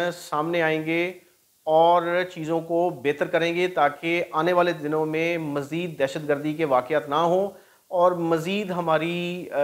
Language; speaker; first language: Urdu; non-native, local second language; Punjabi